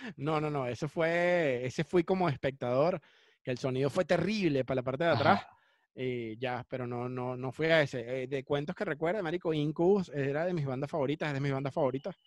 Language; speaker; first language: Spanish; native; Spanish